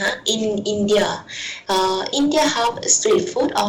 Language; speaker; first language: English; non-native, learner; Thai